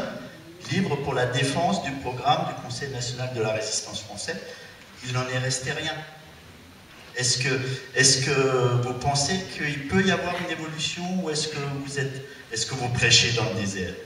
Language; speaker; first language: French; native; French